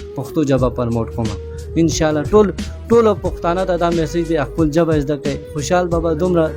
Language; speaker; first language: Pashto; non-native, local second language; Northern Hindko